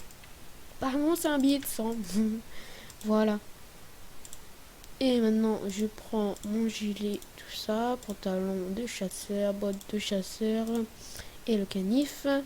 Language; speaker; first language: French; native; French